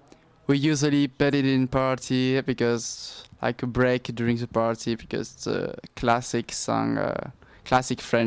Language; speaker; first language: English; non-native, learner; French